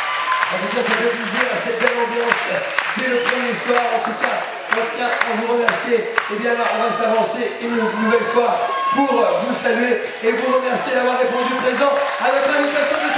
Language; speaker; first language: French; native; French